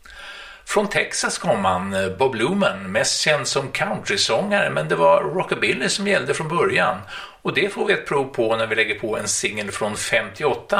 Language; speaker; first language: Swedish; native; Swedish